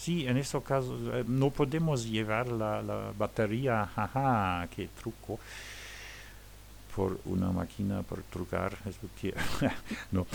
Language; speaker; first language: Spanish; non-native, fluent; Luxembourgish